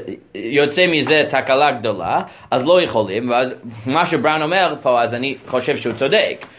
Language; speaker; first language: Hebrew; non-native, fluent; English